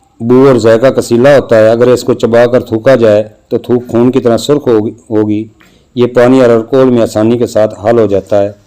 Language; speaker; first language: Urdu; non-native, local second language; Punjabi